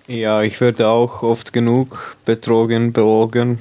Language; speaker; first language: German; non-native, local second language; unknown